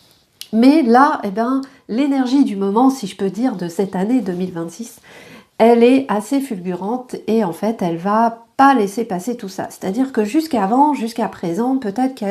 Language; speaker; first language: French; native; French